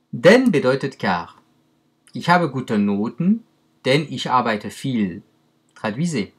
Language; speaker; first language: German; non-native, fluent; French